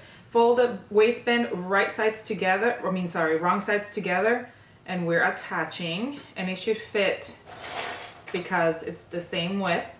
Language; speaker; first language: English; native; English